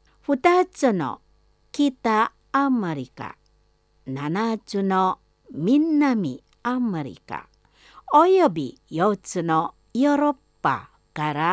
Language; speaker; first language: Japanese; non-native, fluent; Indonesian